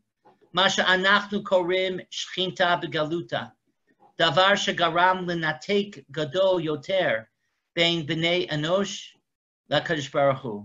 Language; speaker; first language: Hebrew; non-native, fluent; English